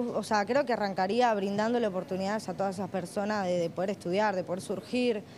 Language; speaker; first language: Spanish; native; Spanish